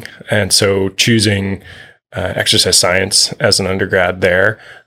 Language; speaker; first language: English; native; English